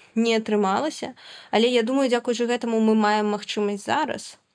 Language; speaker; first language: Belarusian; non-native, local second language; Russian